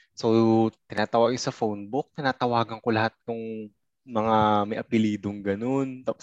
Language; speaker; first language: Filipino; native; Filipino